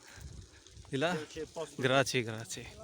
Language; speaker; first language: Italian; non-native, learner; Bangla